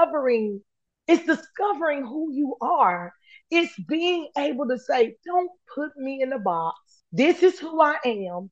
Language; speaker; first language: English; native; English